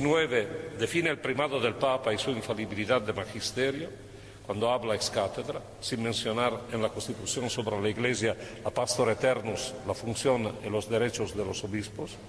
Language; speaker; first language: Spanish; non-native, fluent; Italian